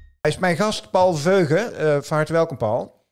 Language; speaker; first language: Dutch; native; Dutch